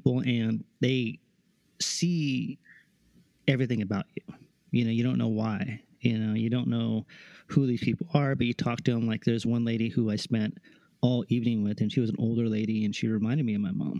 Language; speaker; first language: English; early bilingual, other home language; Spanish